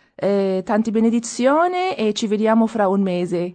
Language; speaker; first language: Italian; non-native, fluent; Afrikaans